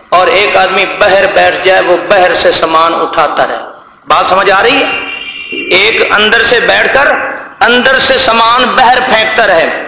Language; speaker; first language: Urdu; non-native, local second language; Punjabi